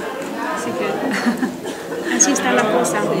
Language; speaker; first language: Spanish; non-native, learner; Romanian